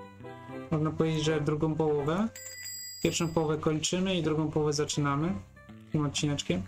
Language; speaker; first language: Polish; native; Polish